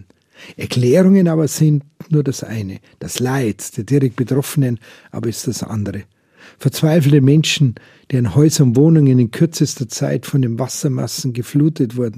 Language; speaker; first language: German; native; German